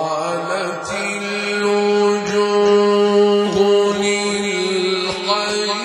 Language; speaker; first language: Arabic; native; Arabic